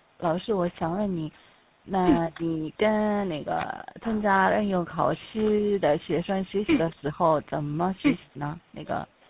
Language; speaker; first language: Chinese; non-native, fluent; Korean